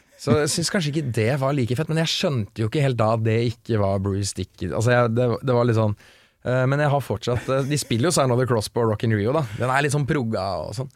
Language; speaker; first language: Norwegian; native; Norwegian